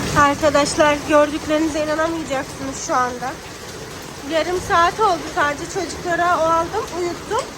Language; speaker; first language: Turkish; non-native, fluent; Urdu